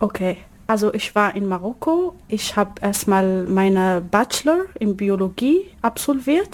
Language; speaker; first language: German; non-native, learner; Arabic